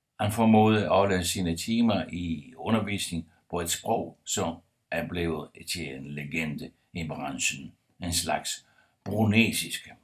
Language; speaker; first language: Danish; non-native, fluent; Italian